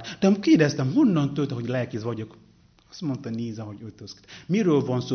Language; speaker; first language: Hungarian; non-native, learner; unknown